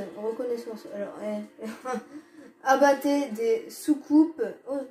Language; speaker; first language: French; native; French